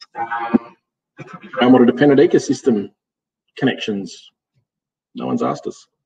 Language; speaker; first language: English; native; English